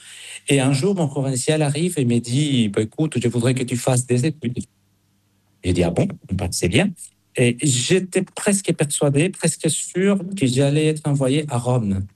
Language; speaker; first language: French; non-native, fluent; Spanish